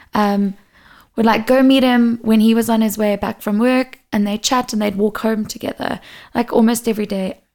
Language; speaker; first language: English; non-native, local second language; Portuguese